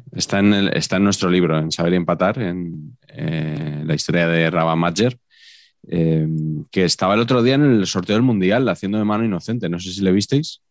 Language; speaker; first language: Spanish; native; Spanish